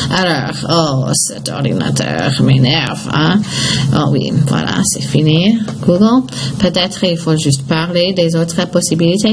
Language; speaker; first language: French; non-native, fluent; English